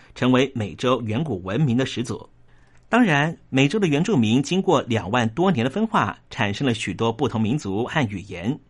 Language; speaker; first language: Chinese; non-native, local second language; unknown